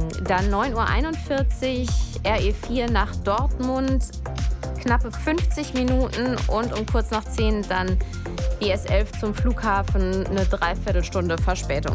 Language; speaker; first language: German; native; German